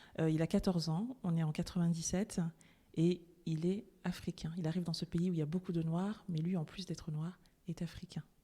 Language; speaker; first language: French; native; French